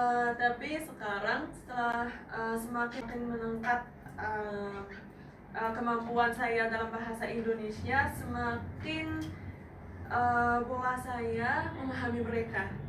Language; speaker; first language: Indonesian; non-native, fluent; Arabic